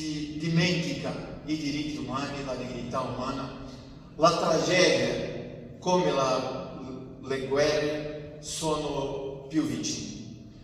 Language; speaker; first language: Italian; non-native, fluent; Portuguese